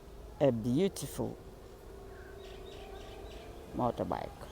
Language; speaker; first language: English; non-native, fluent; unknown